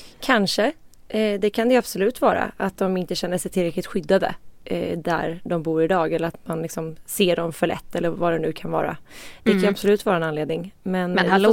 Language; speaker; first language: Swedish; native; Swedish